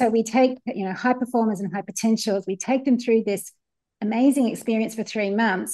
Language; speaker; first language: English; native; English